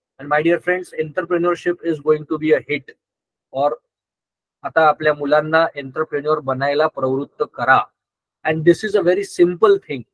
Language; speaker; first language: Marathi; non-native, local second language; Gujarati